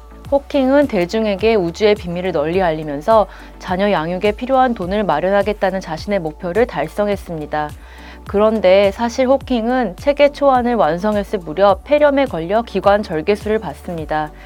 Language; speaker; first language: Korean; native; Korean